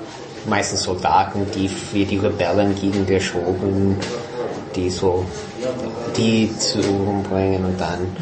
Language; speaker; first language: German; non-native, fluent; English